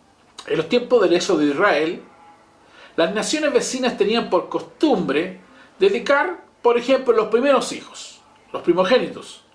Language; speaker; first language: Spanish; native; Spanish